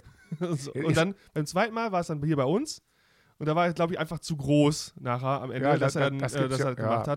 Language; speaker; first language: German; native; German